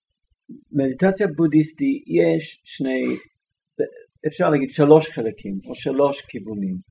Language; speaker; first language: Hebrew; non-native, fluent; English